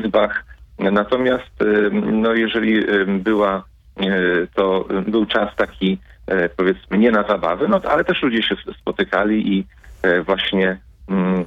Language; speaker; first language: Polish; native; Polish